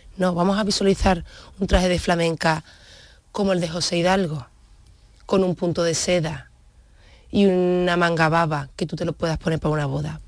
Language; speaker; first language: Spanish; native; Spanish